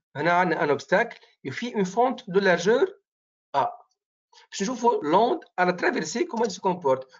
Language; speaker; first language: French; non-native, local second language; Arabic